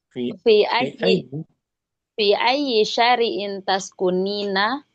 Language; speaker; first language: Arabic; non-native, learner; Indonesian